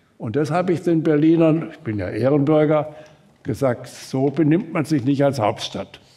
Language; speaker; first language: German; native; German